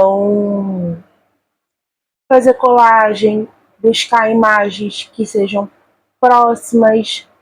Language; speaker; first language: Portuguese; native; Portuguese